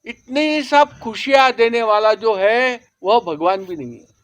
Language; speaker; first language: Hindi; non-native, local second language; Marathi